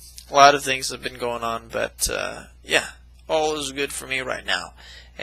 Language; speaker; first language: English; native; English